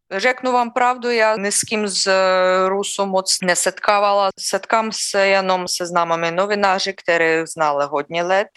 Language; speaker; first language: Czech; non-native, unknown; Russian